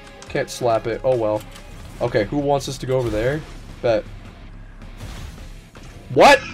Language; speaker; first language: English; native; English